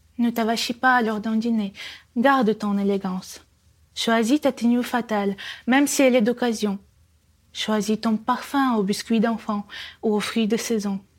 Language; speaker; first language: French; non-native, fluent; Russian